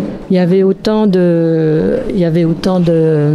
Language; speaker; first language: French; native; French